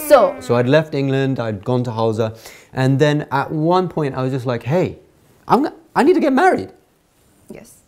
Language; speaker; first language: English; native; English